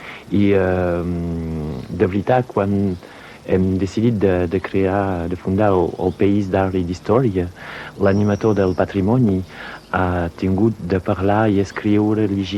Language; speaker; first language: Catalan; non-native, local second language; French